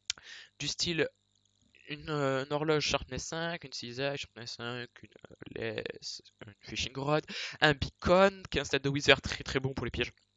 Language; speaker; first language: French; native; French